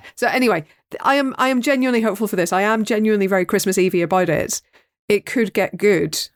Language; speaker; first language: English; native; English